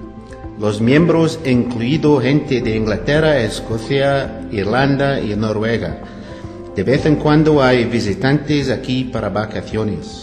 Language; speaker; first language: Spanish; non-native, learner; English